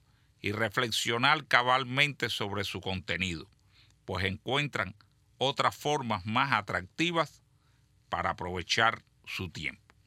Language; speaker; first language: Spanish; native; Spanish